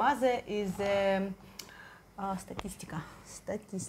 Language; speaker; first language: English; non-native, learner; Russian